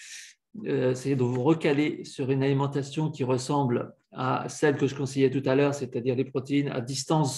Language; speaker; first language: French; native; French